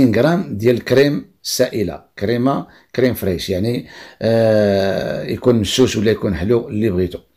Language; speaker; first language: Arabic; native; Arabic